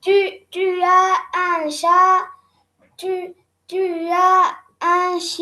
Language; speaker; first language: French; non-native, learner; Arabic